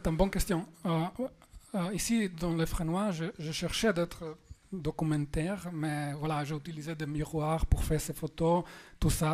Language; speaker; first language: French; non-native, fluent; Slovenian